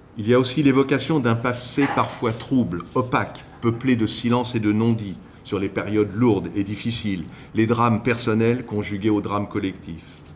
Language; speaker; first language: French; native; French